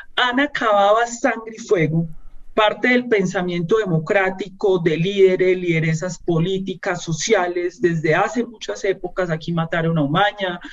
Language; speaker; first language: Spanish; native; Spanish